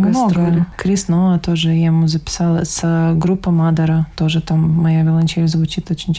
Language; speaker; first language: Russian; native; Russian